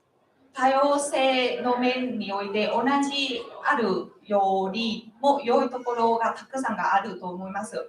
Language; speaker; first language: Japanese; non-native, learner; Vietnamese